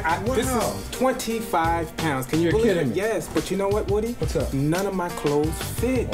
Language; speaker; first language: English; native; English